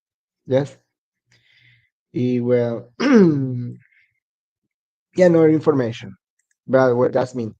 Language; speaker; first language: English; non-native, learner; Spanish